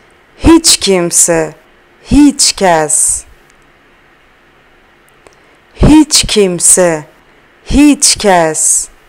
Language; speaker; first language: Turkish; non-native, fluent; Persian